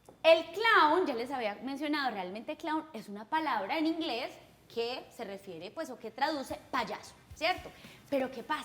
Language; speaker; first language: Spanish; native; Spanish